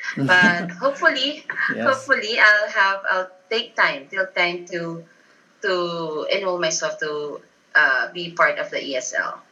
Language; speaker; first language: English; non-native, local second language; Filipino